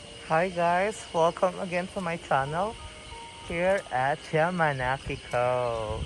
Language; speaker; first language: English; non-native, local second language; Filipino